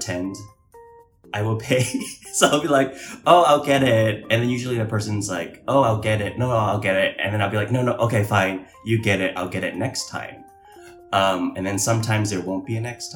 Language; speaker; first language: English; non-native, local second language; Cantonese